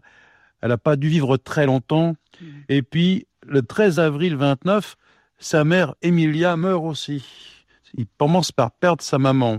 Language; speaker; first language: French; native; French